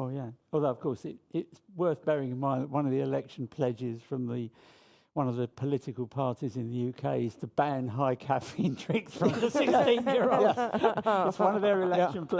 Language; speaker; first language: English; native; English